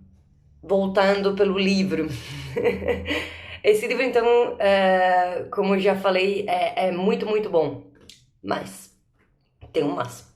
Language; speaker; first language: Portuguese; native; Portuguese